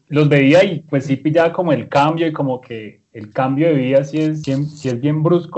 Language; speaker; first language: Spanish; native; Spanish